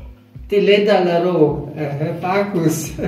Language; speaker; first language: Indonesian; non-native, fluent; German